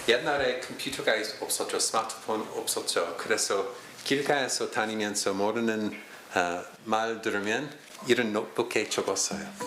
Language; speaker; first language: Korean; non-native, fluent; English